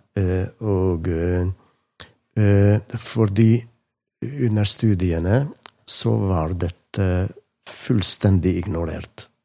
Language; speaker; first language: Norwegian; non-native, fluent; Hungarian